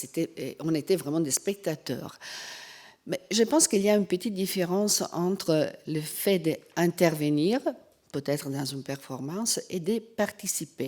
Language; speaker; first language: French; non-native, fluent; Italian